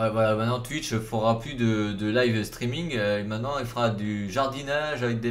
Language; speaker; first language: French; native; French